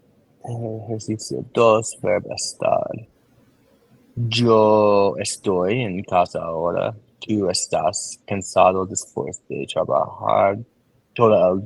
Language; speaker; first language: Spanish; non-native, learner; English